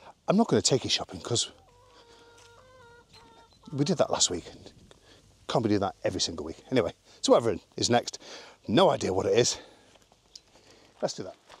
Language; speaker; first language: English; native; English